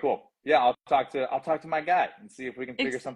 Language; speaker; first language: English; native; English